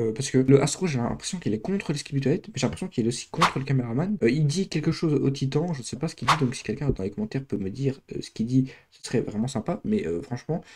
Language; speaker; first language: French; native; French